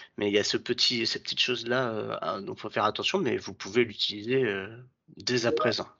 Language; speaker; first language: French; native; French